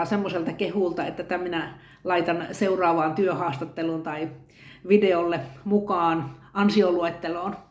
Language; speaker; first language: Finnish; native; Finnish